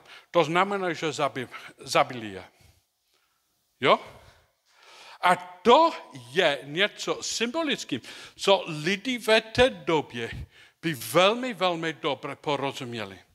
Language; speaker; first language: Czech; non-native, learner; English